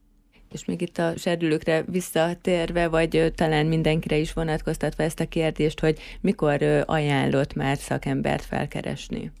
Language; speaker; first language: Hungarian; native; Hungarian